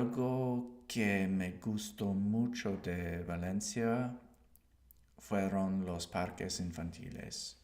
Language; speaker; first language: Spanish; non-native, learner; English